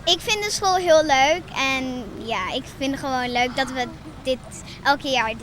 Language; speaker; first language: Dutch; non-native, local second language; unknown